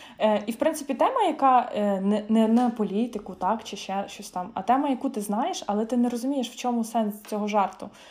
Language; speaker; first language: Ukrainian; native; Ukrainian